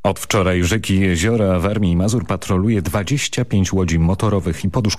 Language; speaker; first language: Polish; native; Polish